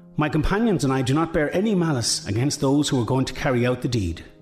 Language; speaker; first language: English; native; English